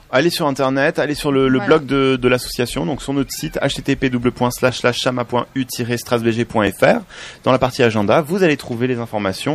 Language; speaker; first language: French; native; French